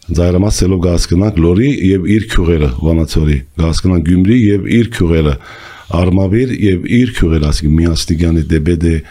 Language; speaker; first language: Armenian; early bilingual, heritage; Armenian